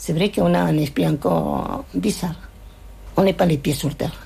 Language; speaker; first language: French; non-native, fluent; Spanish